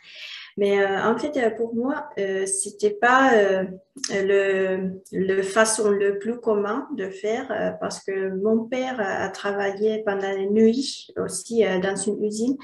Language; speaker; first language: French; non-native, learner; Finnish